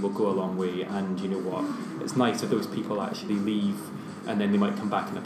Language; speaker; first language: English; native; English